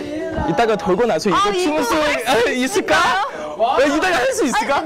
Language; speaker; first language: Korean; non-native, learner; Chinese